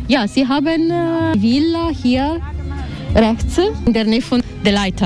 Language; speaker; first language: German; non-native, learner; Italian